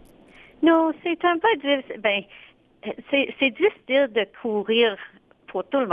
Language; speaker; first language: French; non-native, local second language; English